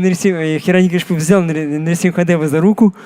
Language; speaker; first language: Russian; native; Russian